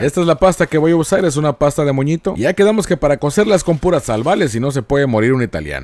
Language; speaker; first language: Spanish; native; Spanish